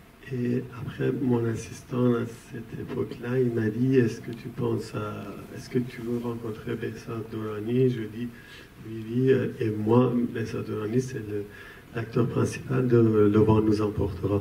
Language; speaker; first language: French; non-native, fluent; Persian